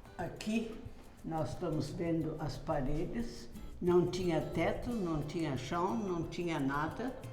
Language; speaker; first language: Portuguese; non-native, fluent; German